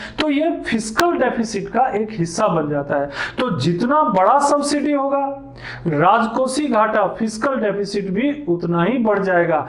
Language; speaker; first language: Hindi; native; Hindi